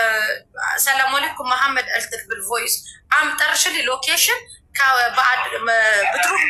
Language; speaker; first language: Arabic; non-native, learner; Amharic